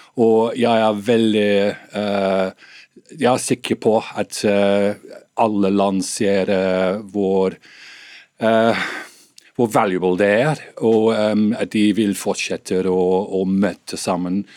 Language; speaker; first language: Norwegian; non-native, fluent; English